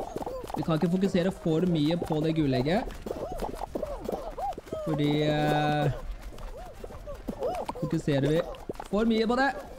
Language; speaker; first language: Norwegian; native; Norwegian